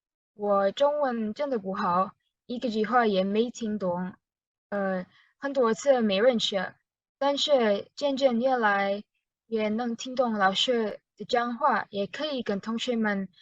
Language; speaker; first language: Chinese; non-native, learner; Indonesian